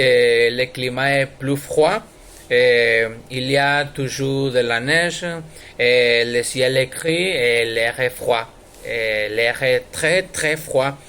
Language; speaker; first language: French; non-native, learner; Spanish